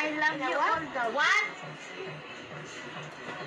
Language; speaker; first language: English; non-native, learner; Cebuano